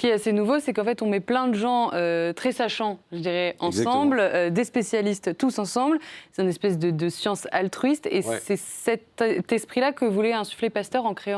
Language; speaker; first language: French; native; French